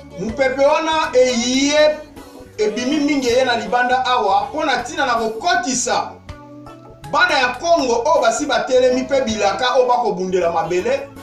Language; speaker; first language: Lingala; non-native, local second language; Kongo